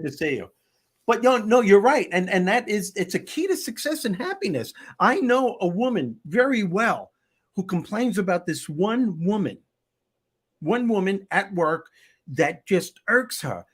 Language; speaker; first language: English; native; English